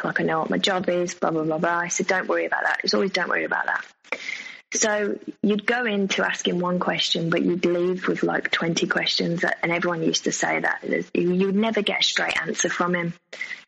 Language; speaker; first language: English; native; English